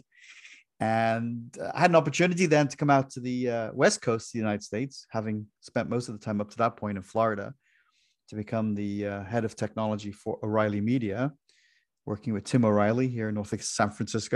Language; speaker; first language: English; native; English